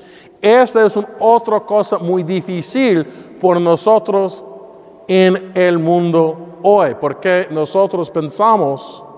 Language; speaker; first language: Spanish; non-native, learner; English